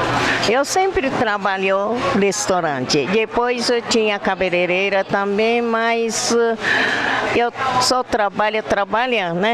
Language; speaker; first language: Portuguese; non-native, local second language; Japanese